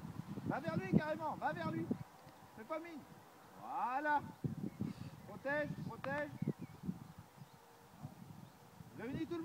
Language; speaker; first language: French; native; French